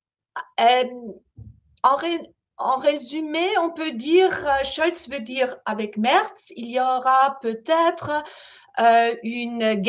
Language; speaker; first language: French; non-native, fluent; German